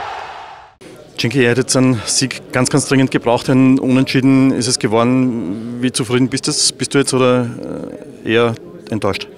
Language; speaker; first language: German; native; German